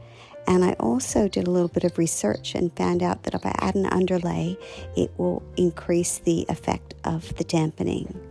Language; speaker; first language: English; native; English